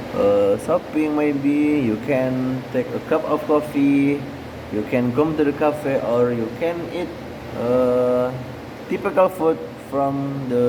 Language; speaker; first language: English; non-native, learner; Indonesian